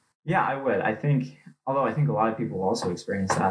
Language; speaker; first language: English; native; English